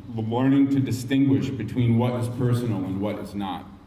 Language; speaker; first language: English; native; English